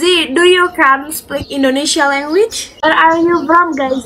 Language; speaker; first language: English; non-native, learner; Indonesian